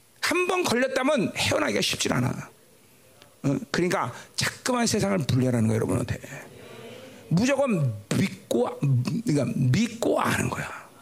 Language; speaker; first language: Korean; native; Korean